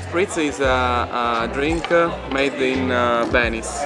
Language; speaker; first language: English; non-native, learner; Italian